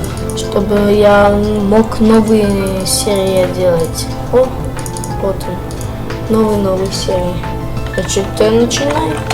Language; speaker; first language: Russian; early bilingual, heritage; Russian